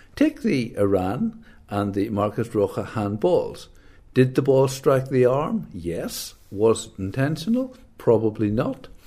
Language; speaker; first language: English; native; English